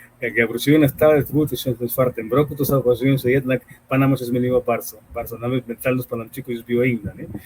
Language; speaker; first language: Polish; non-native, fluent; Spanish